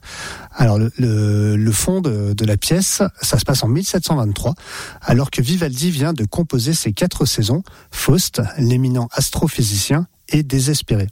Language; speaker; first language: French; native; French